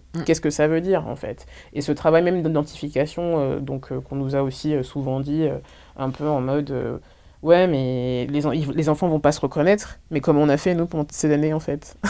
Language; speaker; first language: French; native; French